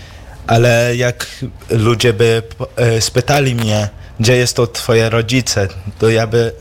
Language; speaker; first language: Polish; early bilingual, heritage; English